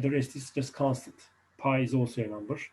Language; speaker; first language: English; non-native, fluent; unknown